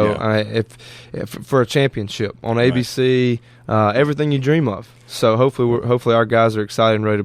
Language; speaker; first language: English; native; English